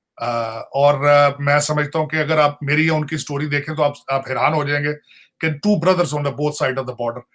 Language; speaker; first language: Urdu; non-native, local second language; Punjabi